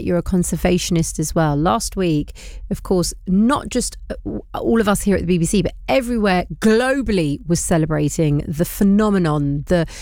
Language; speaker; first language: English; native; English